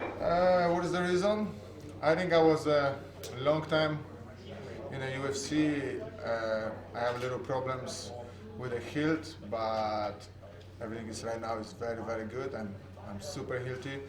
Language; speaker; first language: English; non-native, fluent; Polish